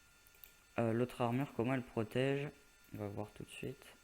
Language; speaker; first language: French; native; French